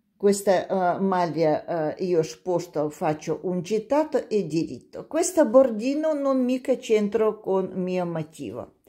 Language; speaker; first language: Italian; non-native, learner; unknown